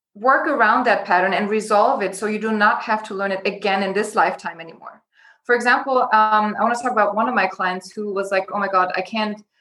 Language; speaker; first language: English; non-native, fluent; German